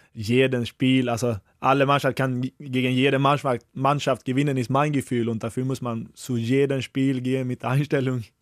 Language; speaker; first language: German; non-native, fluent; Swedish